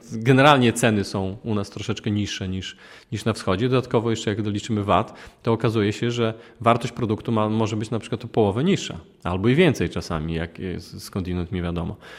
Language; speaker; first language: Polish; native; Polish